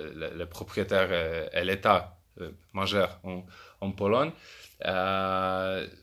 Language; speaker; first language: French; non-native, fluent; Polish